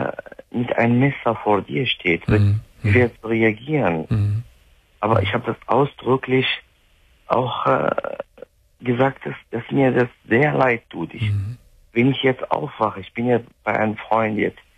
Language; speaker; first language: German; non-native, fluent; Arabic